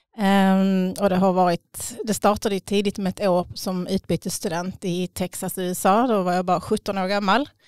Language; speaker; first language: Swedish; native; Swedish